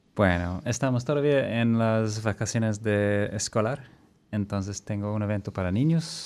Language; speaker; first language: Spanish; non-native, fluent; English